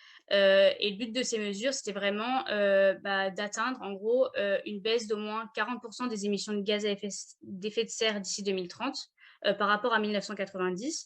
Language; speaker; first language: French; native; French